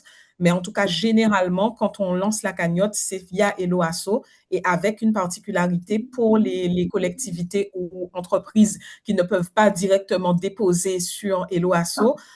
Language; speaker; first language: French; native; French